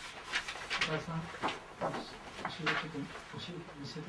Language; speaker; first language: Japanese; non-native, learner; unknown